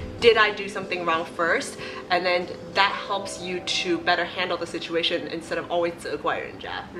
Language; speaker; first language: English; early bilingual, other home language; Chinese